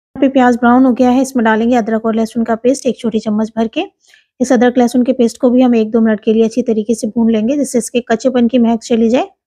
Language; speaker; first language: Hindi; native; Hindi